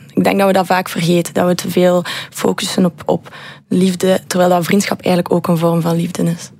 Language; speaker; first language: Dutch; native; Dutch